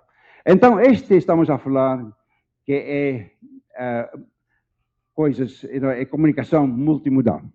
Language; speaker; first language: Portuguese; non-native, fluent; Dutch